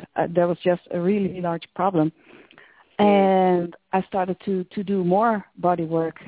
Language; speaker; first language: English; non-native, fluent; Dutch